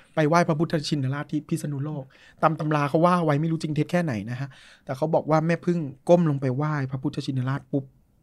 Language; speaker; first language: Thai; native; Thai